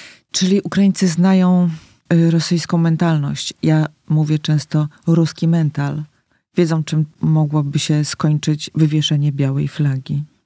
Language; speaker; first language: Polish; native; Polish